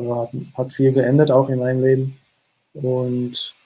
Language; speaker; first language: German; non-native, fluent; Dutch